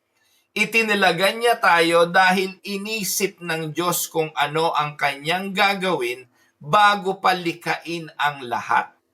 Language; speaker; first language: Filipino; native; Filipino